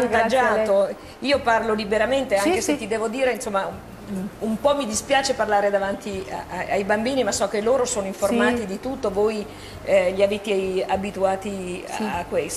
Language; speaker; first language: Italian; native; Italian